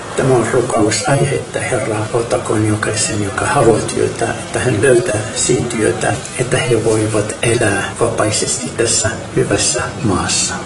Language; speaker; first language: Finnish; non-native, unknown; Arabic